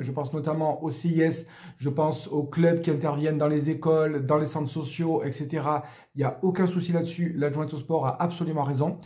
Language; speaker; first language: French; native; French